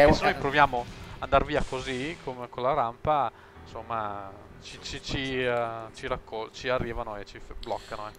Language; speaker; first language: Italian; native; Italian